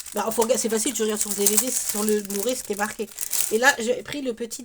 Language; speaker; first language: French; native; French